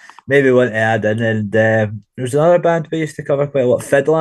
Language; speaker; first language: English; native; English